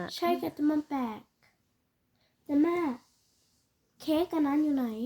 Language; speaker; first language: Thai; early bilingual, heritage; Thai